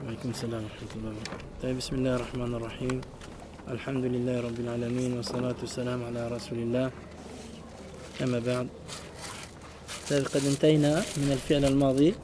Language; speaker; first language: Arabic; non-native, fluent; French